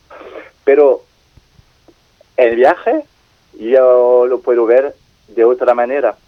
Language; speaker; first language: Spanish; non-native, fluent; French